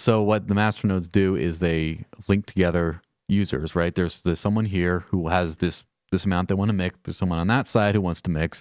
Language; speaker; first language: English; native; English